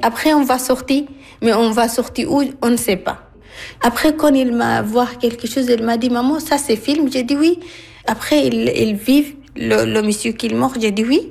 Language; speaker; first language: French; non-native, learner; Arabic